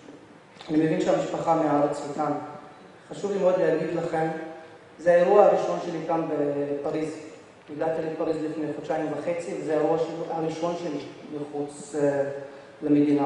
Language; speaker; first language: Hebrew; non-native, local second language; Arabic